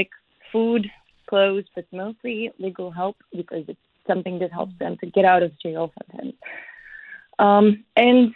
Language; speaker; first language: English; non-native, fluent; Russian